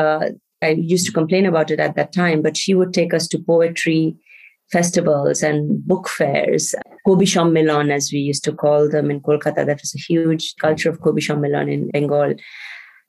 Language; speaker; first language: English; non-native, local second language; Bangla